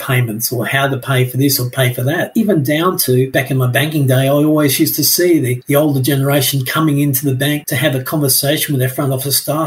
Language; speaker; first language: English; native; English